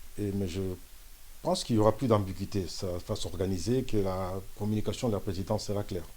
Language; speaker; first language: French; non-native, local second language; Lingala